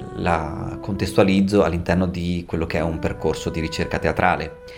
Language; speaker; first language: Italian; non-native, local second language; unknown